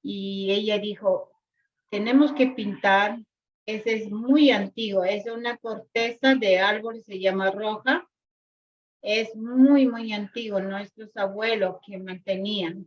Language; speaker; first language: Spanish; non-native, local second language; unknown